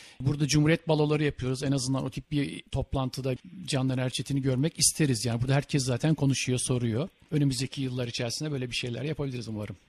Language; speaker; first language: Turkish; native; Turkish